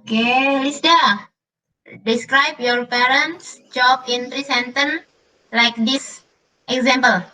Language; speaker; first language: English; non-native, learner; Indonesian